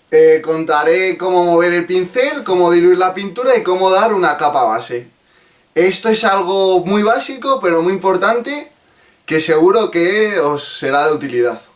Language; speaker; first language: Spanish; native; Spanish